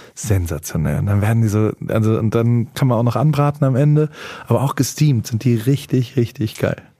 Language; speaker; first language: German; native; German